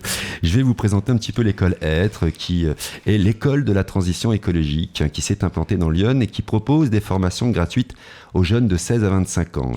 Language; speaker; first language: French; native; French